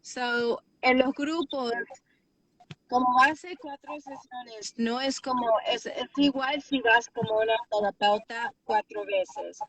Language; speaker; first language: Spanish; early bilingual, heritage; Spanish